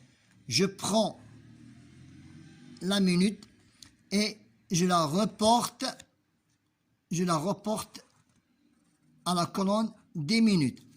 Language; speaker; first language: French; non-native, local second language; Arabic